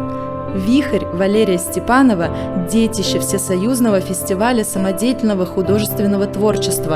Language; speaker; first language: Russian; native; Russian